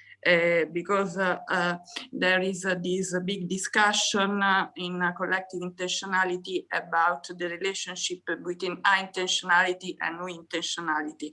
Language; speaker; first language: English; non-native, fluent; Italian